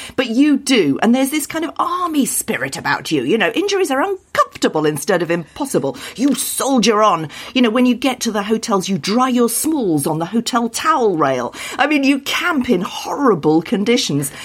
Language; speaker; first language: English; native; English